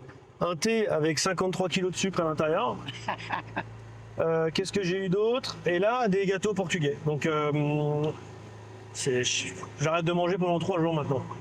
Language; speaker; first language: French; native; French